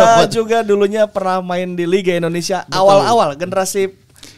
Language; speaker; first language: Indonesian; native; Indonesian